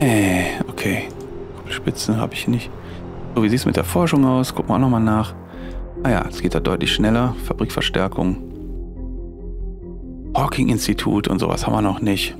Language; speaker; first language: German; native; German